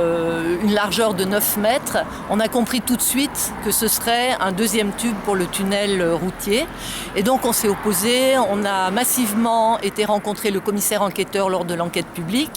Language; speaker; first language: French; native; French